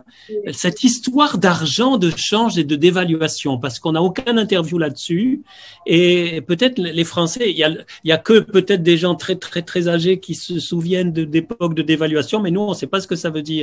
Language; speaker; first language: French; native; French